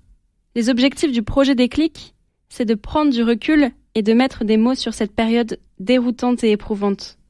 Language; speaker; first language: French; native; French